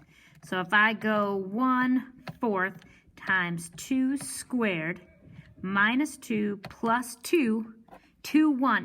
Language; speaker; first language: English; native; English